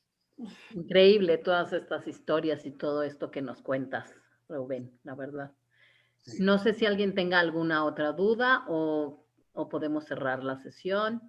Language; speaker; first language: Spanish; native; Spanish